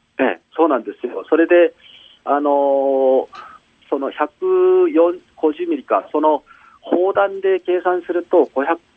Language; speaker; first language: Japanese; non-native, fluent; Korean